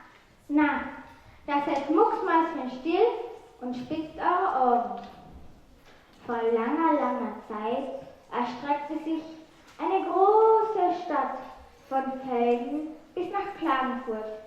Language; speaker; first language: German; native; German